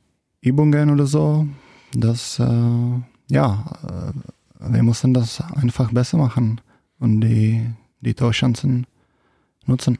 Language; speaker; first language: German; non-native, fluent; Czech